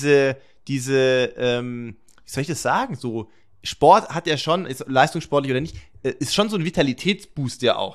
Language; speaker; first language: German; native; German